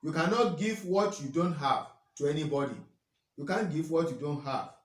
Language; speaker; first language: English; non-native, local second language; Yoruba